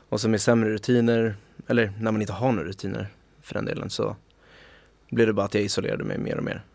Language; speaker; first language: Swedish; native; Swedish